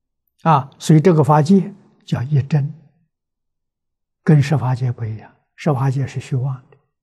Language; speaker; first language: Chinese; native; Chinese